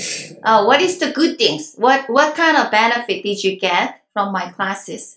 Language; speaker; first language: English; non-native, fluent; Korean